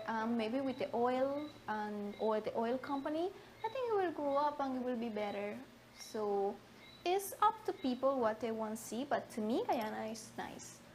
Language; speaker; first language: English; non-native, fluent; Spanish